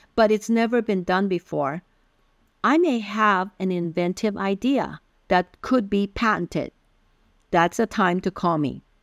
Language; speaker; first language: English; early bilingual, other home language; Min Nan Chinese